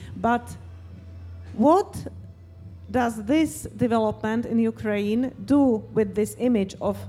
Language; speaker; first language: English; non-native, fluent; Slovak